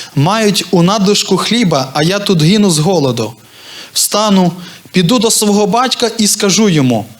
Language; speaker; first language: Ukrainian; non-native, local second language; Russian